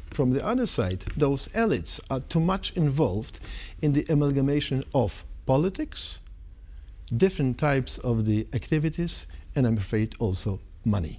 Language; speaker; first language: English; non-native, fluent; Polish